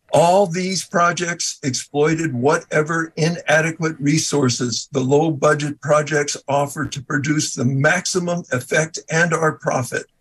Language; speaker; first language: English; native; English